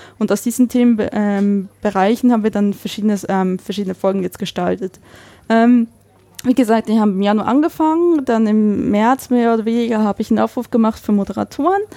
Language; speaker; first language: German; native; German